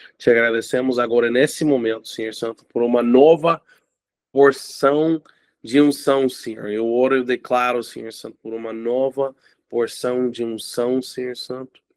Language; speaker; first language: Portuguese; non-native, fluent; English